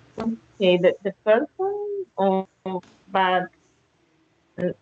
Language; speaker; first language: English; non-native, learner; Spanish